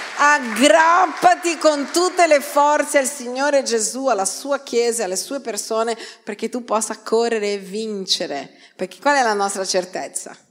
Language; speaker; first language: Italian; non-native, fluent; Portuguese